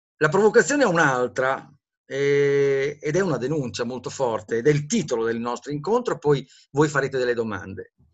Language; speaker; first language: Italian; native; Italian